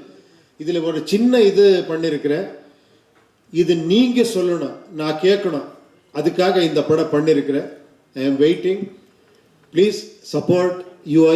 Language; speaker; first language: Tamil; non-native, fluent; Kannada